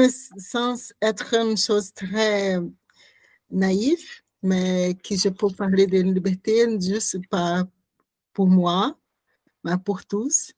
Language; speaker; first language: French; non-native, learner; Portuguese